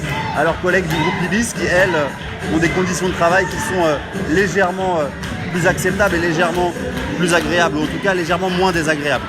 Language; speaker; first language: French; native; French